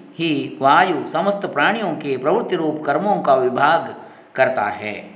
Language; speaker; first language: Hindi; non-native, local second language; Kannada